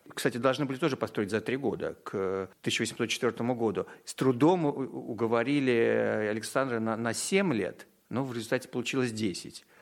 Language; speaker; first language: Russian; native; Russian